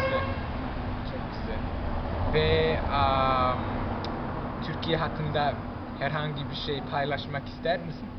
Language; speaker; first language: Turkish; non-native, learner; Chinese